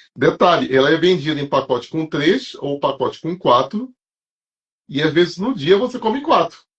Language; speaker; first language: Portuguese; native; Portuguese